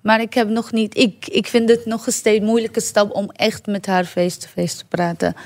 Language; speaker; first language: Dutch; non-native, learner; Arabic